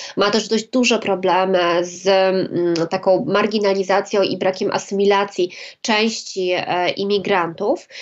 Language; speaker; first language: Polish; native; Polish